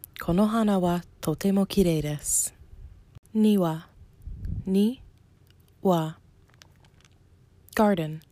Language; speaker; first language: Japanese; non-native, learner; English